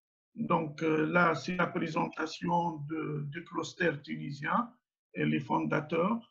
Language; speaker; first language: French; non-native, local second language; Arabic